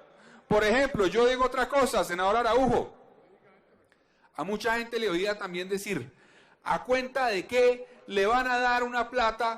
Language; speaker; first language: Spanish; native; Spanish